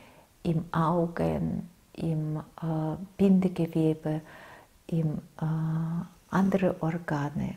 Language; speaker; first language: German; non-native, fluent; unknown